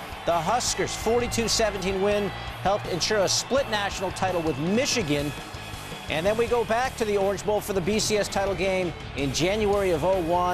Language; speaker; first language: English; native; English